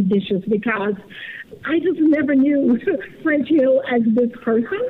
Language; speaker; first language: English; native; English